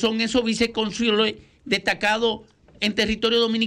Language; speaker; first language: Spanish; native; Spanish